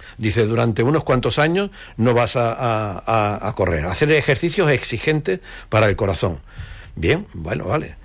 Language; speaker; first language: Spanish; native; Spanish